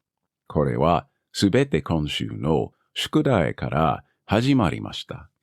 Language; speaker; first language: Japanese; non-native, learner; English